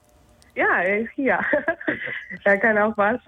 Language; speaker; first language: German; non-native, learner; Spanish